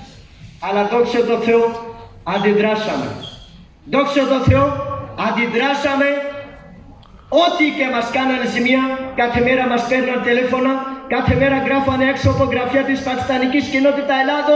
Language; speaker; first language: Greek; non-native, learner; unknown